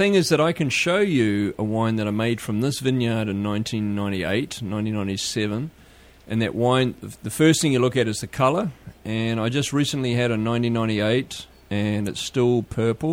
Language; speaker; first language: English; native; English